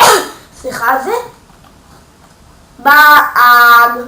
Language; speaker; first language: Hebrew; native; Hebrew